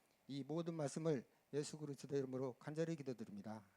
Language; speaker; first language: Korean; native; Korean